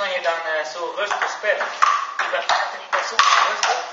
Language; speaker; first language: Dutch; non-native, learner; Chinese